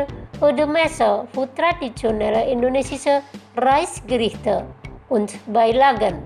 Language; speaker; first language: German; non-native, fluent; Indonesian